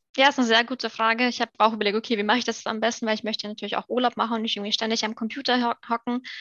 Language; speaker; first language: German; early bilingual, other home language; Russian